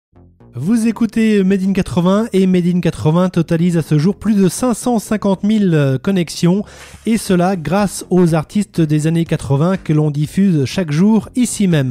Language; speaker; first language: French; native; French